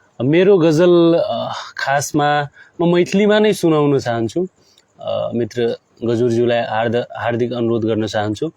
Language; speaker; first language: Nepali; non-native, local second language; Maithili